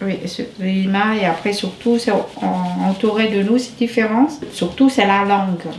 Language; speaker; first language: French; non-native, learner; Vietnamese